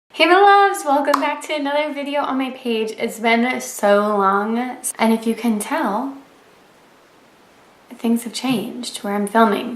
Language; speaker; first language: English; native; English